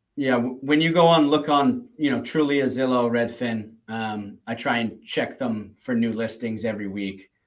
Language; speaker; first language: English; native; English